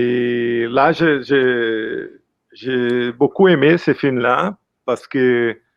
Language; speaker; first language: French; non-native, fluent; Portuguese